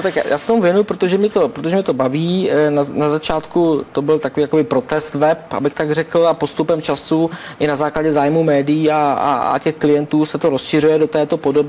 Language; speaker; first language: Czech; native; Czech